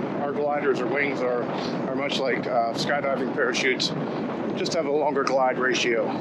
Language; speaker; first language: English; native; English